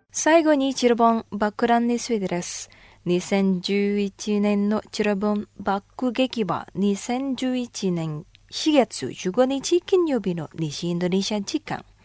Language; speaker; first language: Japanese; non-native, learner; Indonesian